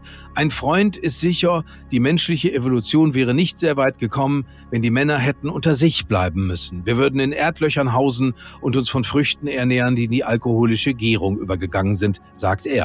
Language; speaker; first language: German; native; German